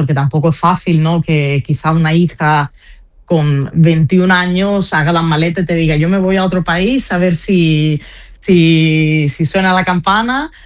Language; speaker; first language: Spanish; native; Spanish